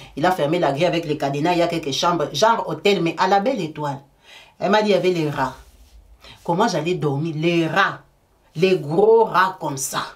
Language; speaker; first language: French; native; French